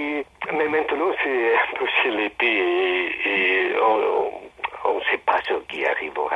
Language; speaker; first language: French; non-native, fluent; Spanish